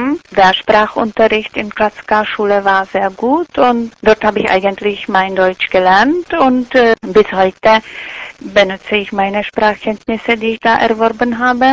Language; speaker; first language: German; non-native, fluent; Czech